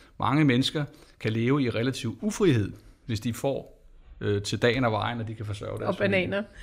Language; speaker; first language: Danish; native; Danish